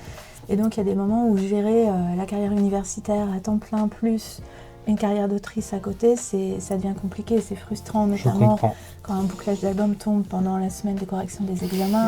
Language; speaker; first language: French; native; French